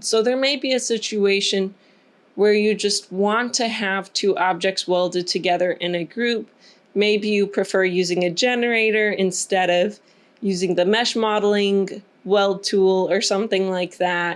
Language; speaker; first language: English; native; English